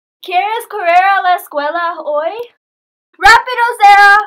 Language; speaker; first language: Spanish; non-native, learner; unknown